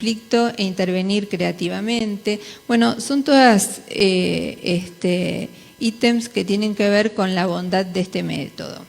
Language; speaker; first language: Spanish; native; Spanish